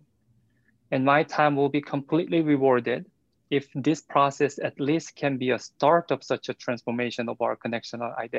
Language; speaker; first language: English; non-native, fluent; Korean